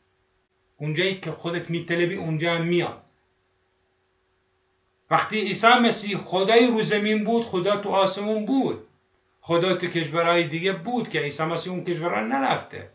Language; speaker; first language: Persian; non-native, fluent; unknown